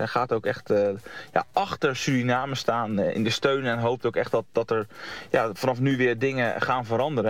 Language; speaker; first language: Dutch; native; Dutch